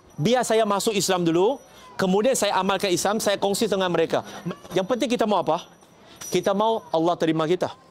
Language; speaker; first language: Malay; non-native, local second language; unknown